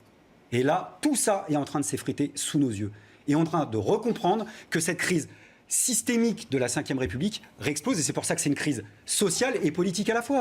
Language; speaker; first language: French; native; French